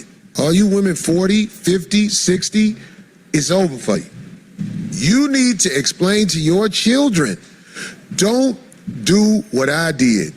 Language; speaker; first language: English; native; English